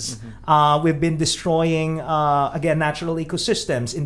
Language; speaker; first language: English; non-native, local second language; Filipino